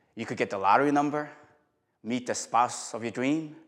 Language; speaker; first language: English; early bilingual, other home language; Korean